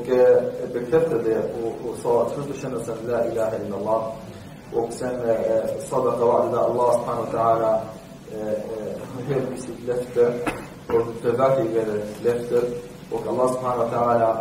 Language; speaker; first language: Swedish; early bilingual, other home language; Arabic